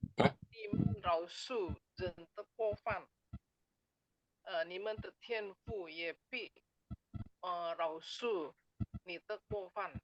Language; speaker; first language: Chinese; non-native, learner; Indonesian